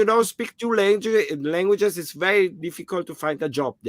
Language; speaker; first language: English; non-native, learner; German